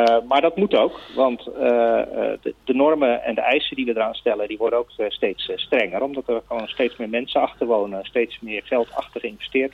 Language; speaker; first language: Dutch; native; Dutch